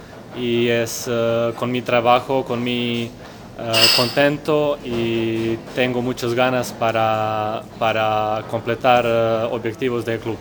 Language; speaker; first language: Spanish; non-native, learner; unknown